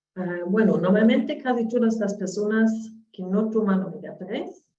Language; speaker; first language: Spanish; non-native, learner; German